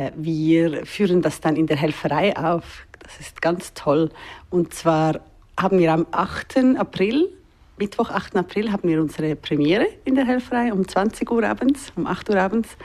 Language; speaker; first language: German; native; German